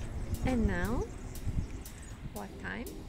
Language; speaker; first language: English; non-native, learner; Russian